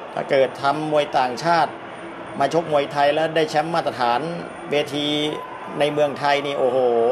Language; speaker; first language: Thai; native; Thai